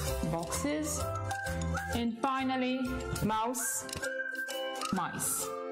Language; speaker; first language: English; non-native, fluent; Romanian